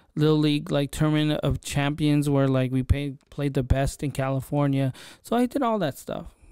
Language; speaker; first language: English; native; English